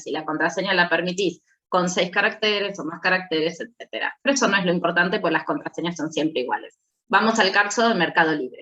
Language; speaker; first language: Spanish; native; Spanish